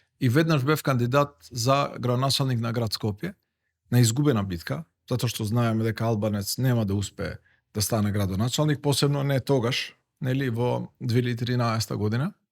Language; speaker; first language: Macedonian; non-native, local second language; Albanian